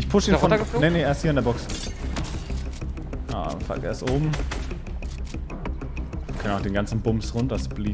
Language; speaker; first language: German; native; German